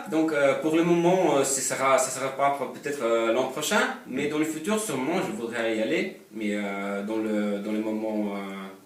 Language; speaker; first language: French; non-native, fluent; Polish